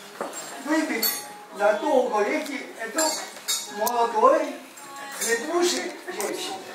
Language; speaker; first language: Russian; non-native, learner; Chinese